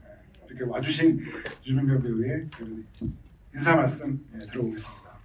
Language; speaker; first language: Korean; native; Korean